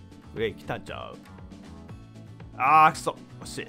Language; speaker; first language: Japanese; native; Japanese